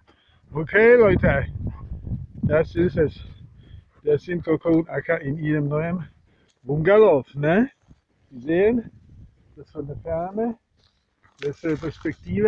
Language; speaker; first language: German; non-native, fluent; Czech